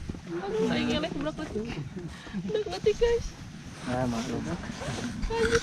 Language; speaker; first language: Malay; non-native, local second language; Sundanese